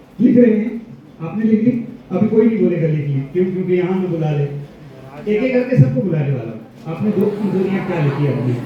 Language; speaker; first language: Hindi; non-native, local second language; Gujarati